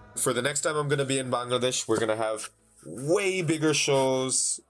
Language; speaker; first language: English; non-native, local second language; Bangla